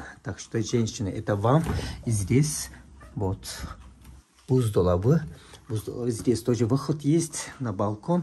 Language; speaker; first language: Russian; non-native, fluent; Turkish